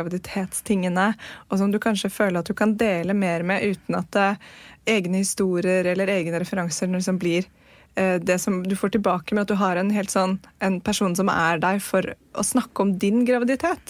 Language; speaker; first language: Norwegian; native; Norwegian